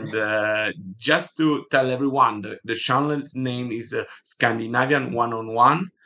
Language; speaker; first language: English; non-native, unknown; Italian